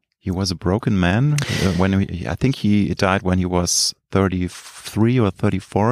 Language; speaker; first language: English; non-native, fluent; German